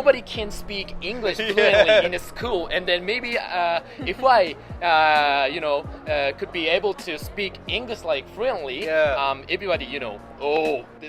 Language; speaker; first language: English; non-native, fluent; Japanese